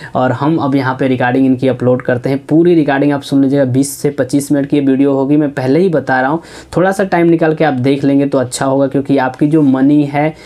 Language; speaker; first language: Hindi; native; Hindi